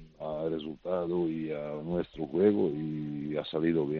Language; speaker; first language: Spanish; non-native, fluent; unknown